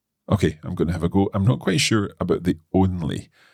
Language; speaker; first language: English; native; English